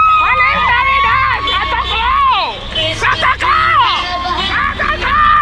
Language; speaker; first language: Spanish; non-native, learner; English